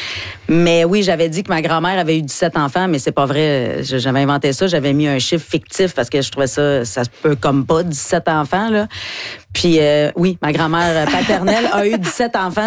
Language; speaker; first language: French; native; French